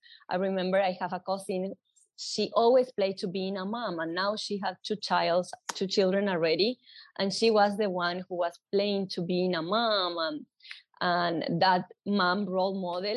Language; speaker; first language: English; non-native, fluent; Spanish